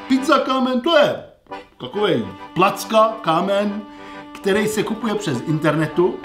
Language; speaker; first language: Czech; non-native, fluent; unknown